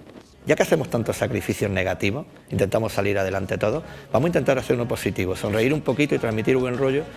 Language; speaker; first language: Spanish; native; Spanish